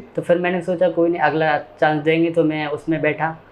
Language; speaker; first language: Hindi; native; Hindi